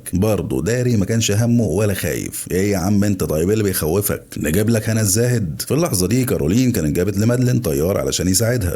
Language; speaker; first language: Arabic; native; Arabic